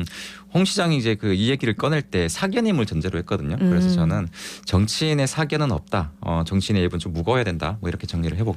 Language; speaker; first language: Korean; native; Korean